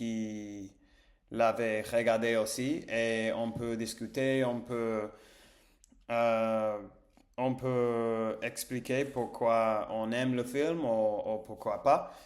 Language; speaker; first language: French; non-native, learner; English